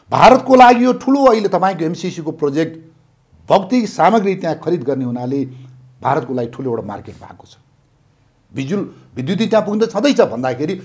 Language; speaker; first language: Nepali; native; Nepali